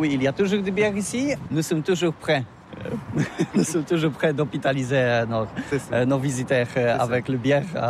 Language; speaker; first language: French; non-native, learner; Polish